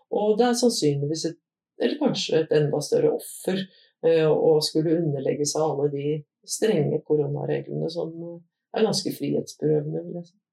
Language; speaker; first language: Norwegian; native; Norwegian